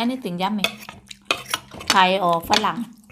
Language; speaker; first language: English; non-native, learner; Thai